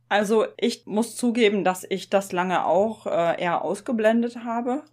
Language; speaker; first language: German; native; German